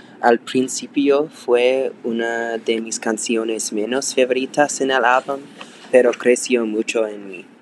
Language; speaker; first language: Spanish; non-native, learner; English